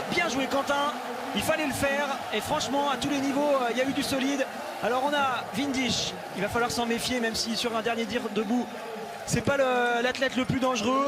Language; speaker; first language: French; native; French